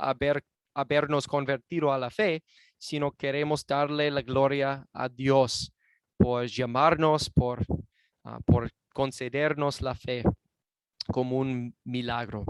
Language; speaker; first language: Spanish; non-native, fluent; English